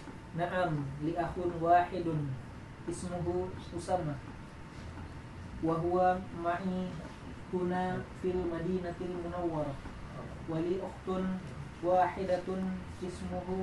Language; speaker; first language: Arabic; non-native, learner; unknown